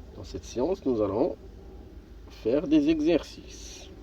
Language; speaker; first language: French; non-native, local second language; Arabic